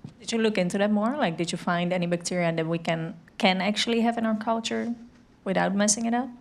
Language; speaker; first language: English; non-native, fluent; Dutch